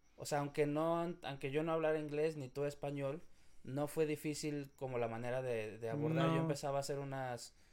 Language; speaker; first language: Spanish; native; Spanish